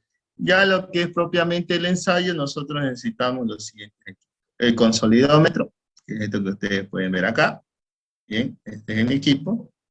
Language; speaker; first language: Spanish; native; Spanish